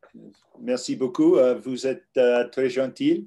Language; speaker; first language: French; non-native, learner; English